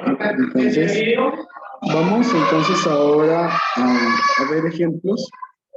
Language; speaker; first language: Spanish; native; Spanish